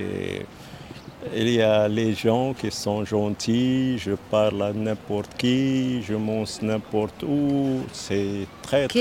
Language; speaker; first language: French; non-native, learner; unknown